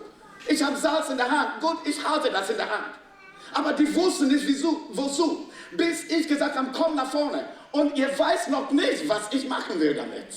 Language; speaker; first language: German; non-native, fluent; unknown